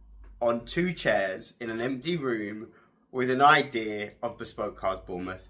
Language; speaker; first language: English; native; English